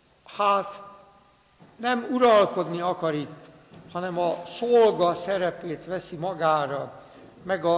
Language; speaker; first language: Hungarian; native; Hungarian